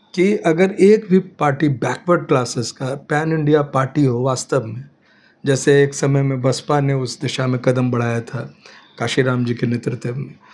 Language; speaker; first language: Hindi; native; Hindi